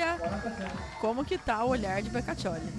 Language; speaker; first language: Portuguese; native; Portuguese